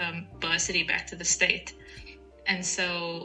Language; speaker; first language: English; native; English